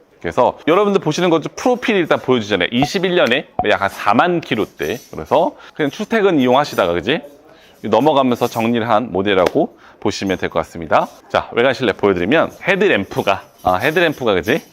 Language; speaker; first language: Korean; native; Korean